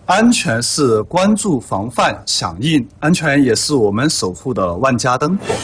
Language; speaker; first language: Chinese; native; Chinese